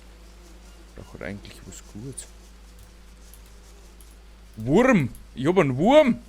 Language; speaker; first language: German; native; German